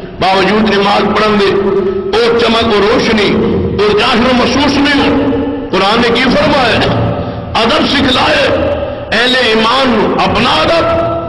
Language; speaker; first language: Urdu; non-native, local second language; Punjabi